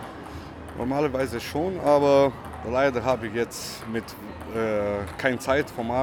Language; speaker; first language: German; non-native, learner; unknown